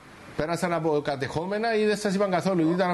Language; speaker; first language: Greek; native; Greek